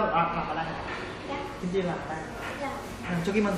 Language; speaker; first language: Korean; non-native, learner; Vietnamese